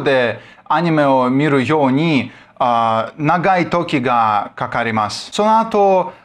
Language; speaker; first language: Japanese; non-native, learner; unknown